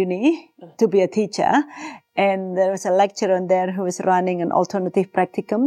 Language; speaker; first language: English; non-native, fluent; Javanese